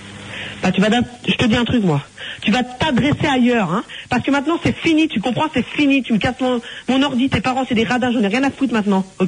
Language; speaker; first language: French; native; French